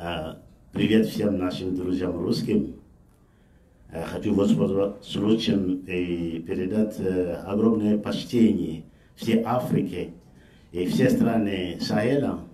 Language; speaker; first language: Russian; non-native, fluent; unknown